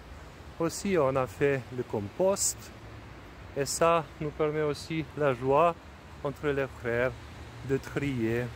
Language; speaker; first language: French; non-native, fluent; Slovenian